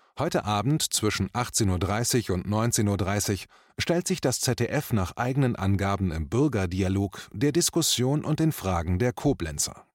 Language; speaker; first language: German; native; German